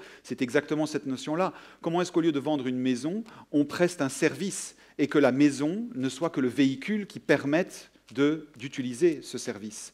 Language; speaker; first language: French; native; French